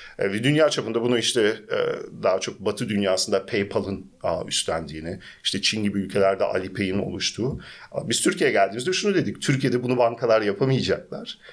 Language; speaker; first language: Turkish; early bilingual, heritage; Turkish